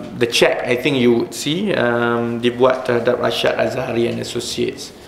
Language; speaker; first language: English; non-native, local second language; Malay